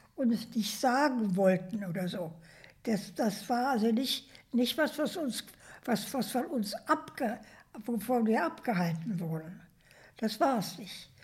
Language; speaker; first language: German; native; German